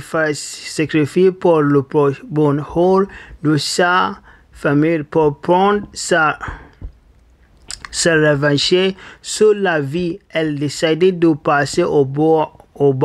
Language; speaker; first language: French; non-native, learner; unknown